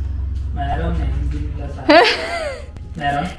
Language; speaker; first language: Filipino; non-native, learner; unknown